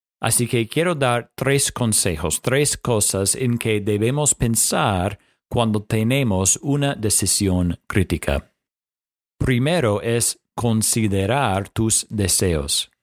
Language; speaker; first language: Spanish; non-native, fluent; English